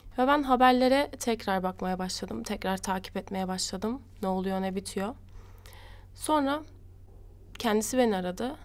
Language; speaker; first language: Turkish; native; Turkish